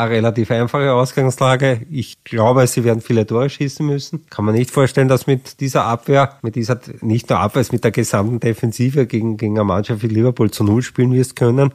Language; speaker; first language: German; native; German